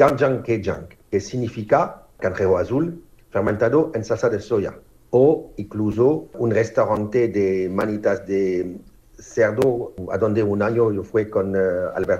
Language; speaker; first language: Spanish; non-native, fluent; French